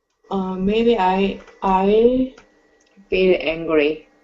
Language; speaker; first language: English; non-native, learner; Korean